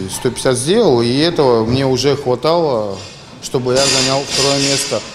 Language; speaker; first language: Russian; native; Russian